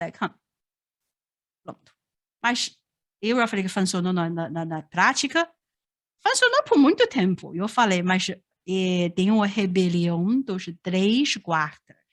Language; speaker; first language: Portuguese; non-native, fluent; Chinese